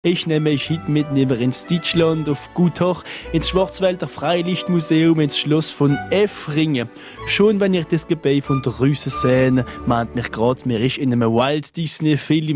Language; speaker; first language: German; non-native, fluent; French